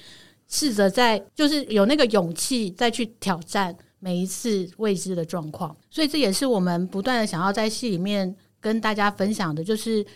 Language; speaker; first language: Chinese; native; Chinese